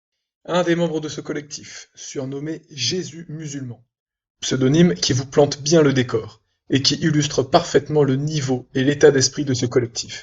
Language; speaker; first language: French; native; French